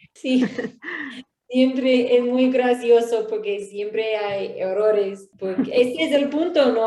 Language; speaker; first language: Spanish; non-native, learner; English